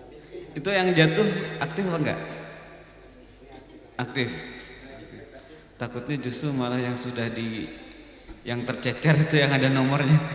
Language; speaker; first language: Indonesian; native; Indonesian